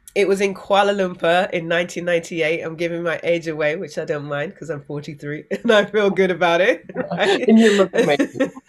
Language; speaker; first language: English; native; English